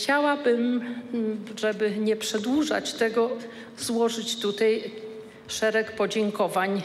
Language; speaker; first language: Polish; native; Polish